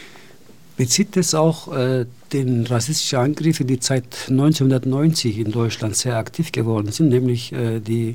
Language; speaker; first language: German; non-native, fluent; Turkish